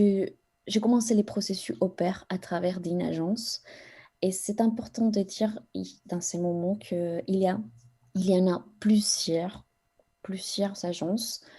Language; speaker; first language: French; non-native, fluent; Spanish